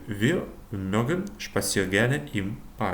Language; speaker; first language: German; non-native, fluent; Ukrainian